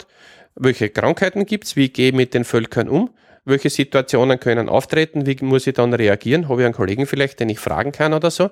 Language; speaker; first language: German; native; German